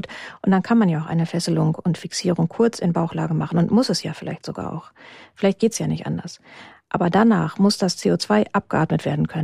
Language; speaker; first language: German; native; German